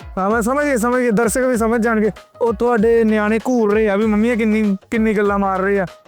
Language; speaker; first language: Punjabi; native; Punjabi